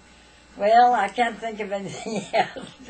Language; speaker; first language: English; native; English